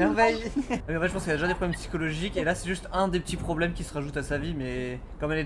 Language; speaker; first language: French; native; French